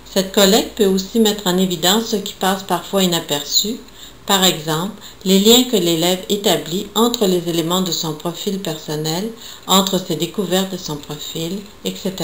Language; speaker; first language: French; native; French